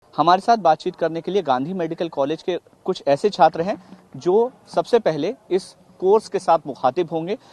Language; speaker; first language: Hindi; native; Hindi